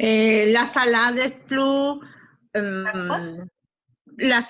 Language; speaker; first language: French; non-native, learner; Spanish